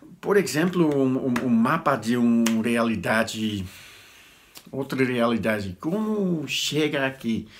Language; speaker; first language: Portuguese; non-native, learner; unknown